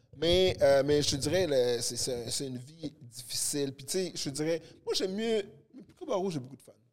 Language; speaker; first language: French; early bilingual, other home language; Haitian Creole